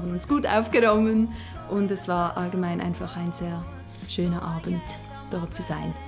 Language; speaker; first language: German; non-native, local second language; English